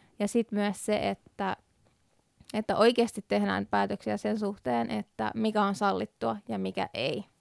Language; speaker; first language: Finnish; early bilingual, other home language; Persian